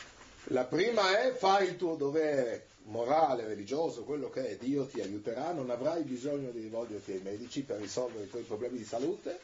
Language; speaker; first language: Italian; native; Italian